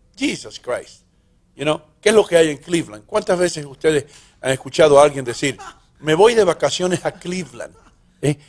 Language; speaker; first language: Spanish; early bilingual, heritage; Spanish